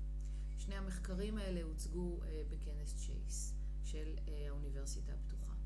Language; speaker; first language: Hebrew; native; Hebrew